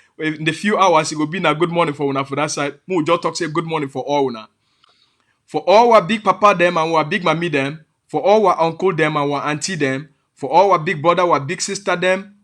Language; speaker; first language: Nigerian Pidgin; native; Nigerian Pidgin